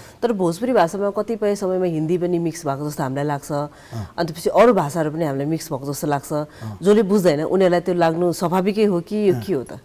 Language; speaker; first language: Nepali; native; Nepali